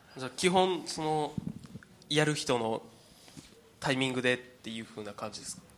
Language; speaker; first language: Japanese; native; Japanese